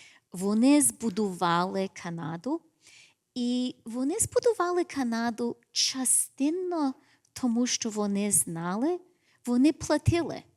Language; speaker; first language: Ukrainian; early bilingual, heritage; English